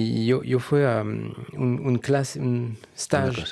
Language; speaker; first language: Spanish; non-native, fluent; French